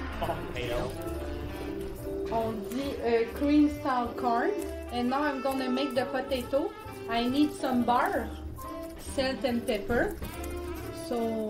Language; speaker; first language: English; non-native, learner; French